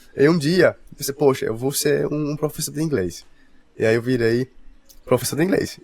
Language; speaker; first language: Portuguese; non-native, fluent; English